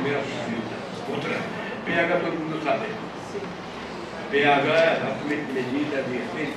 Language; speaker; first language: Portuguese; non-native, fluent; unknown